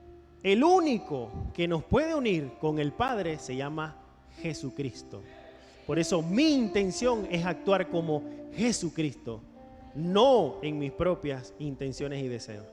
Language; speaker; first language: Spanish; native; Spanish